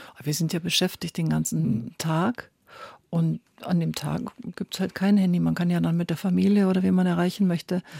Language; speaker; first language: German; native; German